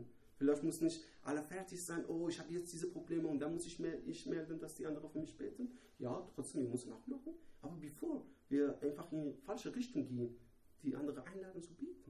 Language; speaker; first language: German; non-native, learner; Persian